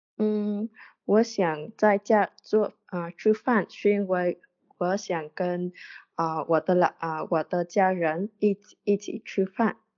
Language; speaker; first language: Chinese; non-native, learner; Vietnamese